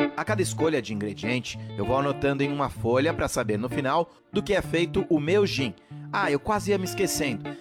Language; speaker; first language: Portuguese; native; Portuguese